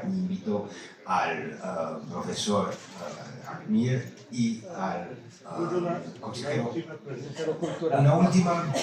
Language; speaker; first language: Spanish; non-native, fluent; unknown